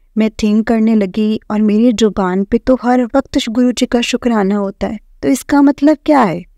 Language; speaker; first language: Hindi; non-native, local second language; Marathi